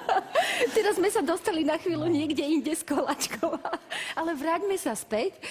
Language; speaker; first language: Slovak; native; Slovak